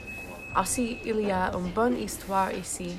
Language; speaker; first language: French; non-native, learner; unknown